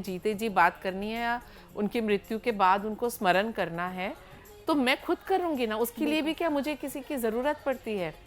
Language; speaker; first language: Hindi; native; Hindi